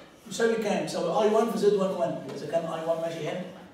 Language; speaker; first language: English; non-native, fluent; Arabic